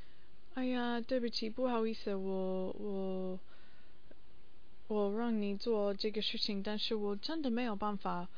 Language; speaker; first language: Chinese; non-native, learner; English